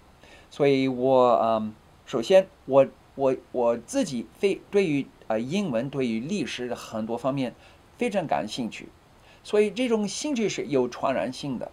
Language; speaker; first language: Chinese; non-native, fluent; English